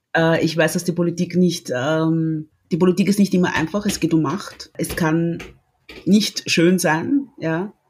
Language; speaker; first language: German; early bilingual, other home language; Lingala